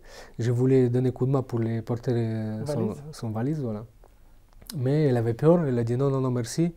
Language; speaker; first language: French; non-native, fluent; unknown